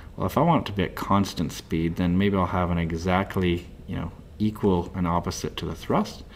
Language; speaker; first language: English; native; English